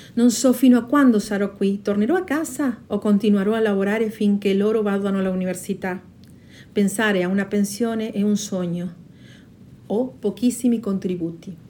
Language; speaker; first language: Italian; non-native, fluent; Spanish